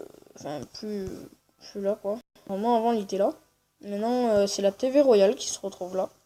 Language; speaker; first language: French; native; French